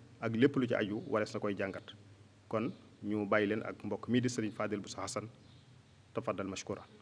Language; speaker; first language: Wolof; native; Wolof